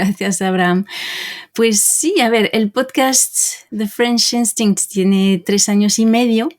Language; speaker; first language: Spanish; non-native, fluent; French